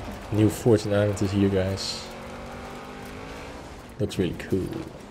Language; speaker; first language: English; non-native, fluent; Dutch